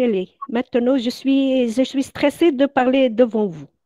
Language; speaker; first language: French; non-native, local second language; Arabic